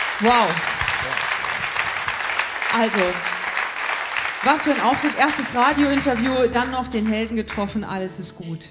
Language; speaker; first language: German; native; German